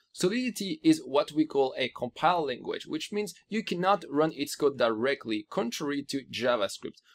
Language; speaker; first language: English; non-native, fluent; French